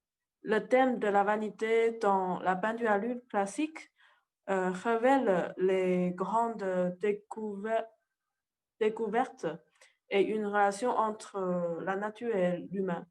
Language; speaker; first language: French; non-native, learner; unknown